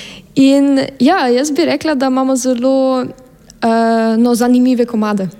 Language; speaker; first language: Slovenian; early bilingual, heritage; German